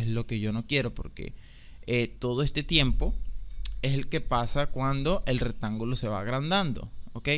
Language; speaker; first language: Spanish; native; Spanish